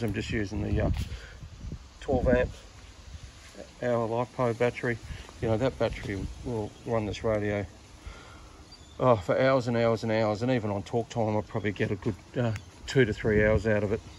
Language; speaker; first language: English; native; English